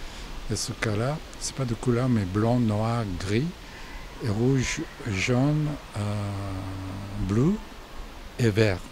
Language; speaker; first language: French; non-native, fluent; Japanese